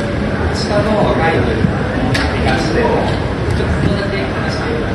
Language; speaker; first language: Japanese; non-native, local second language; Indonesian